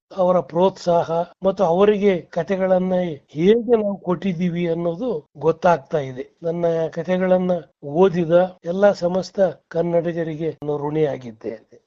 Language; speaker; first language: Kannada; native; Kannada